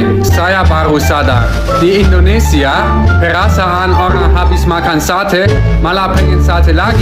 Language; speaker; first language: Indonesian; non-native, fluent; German